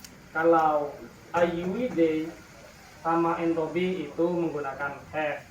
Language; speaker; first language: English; non-native, learner; Indonesian